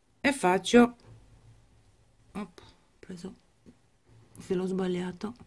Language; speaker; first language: Italian; non-native, fluent; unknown